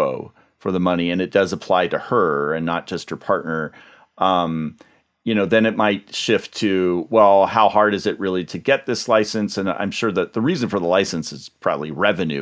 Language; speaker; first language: English; native; English